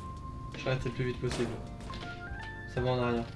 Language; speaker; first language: French; native; French